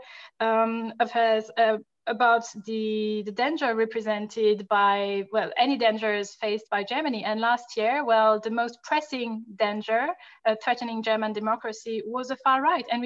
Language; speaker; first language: English; non-native, fluent; French